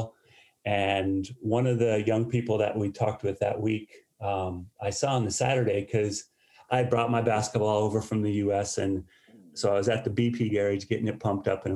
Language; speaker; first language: English; native; English